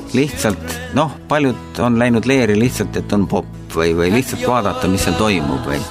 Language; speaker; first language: Estonian; native; Estonian